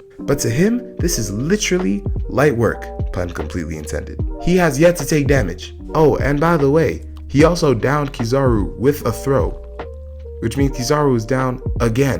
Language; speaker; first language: English; native; English